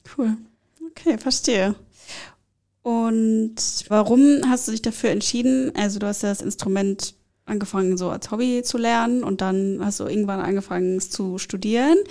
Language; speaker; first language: German; native; German